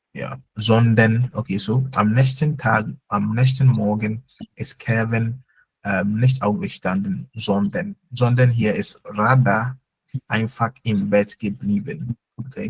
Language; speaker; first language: German; non-native, fluent; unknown